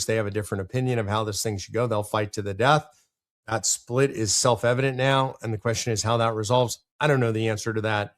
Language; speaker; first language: English; native; English